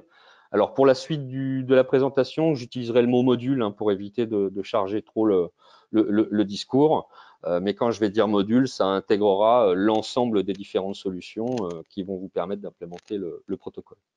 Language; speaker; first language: French; native; French